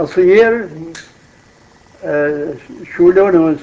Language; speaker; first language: Arabic; native; Arabic